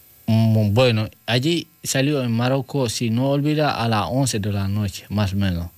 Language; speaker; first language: Spanish; non-native, learner; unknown